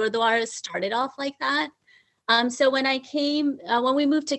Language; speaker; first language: English; early bilingual, other home language; Punjabi